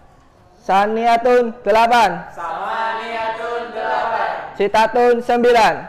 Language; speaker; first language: Arabic; non-native, learner; Indonesian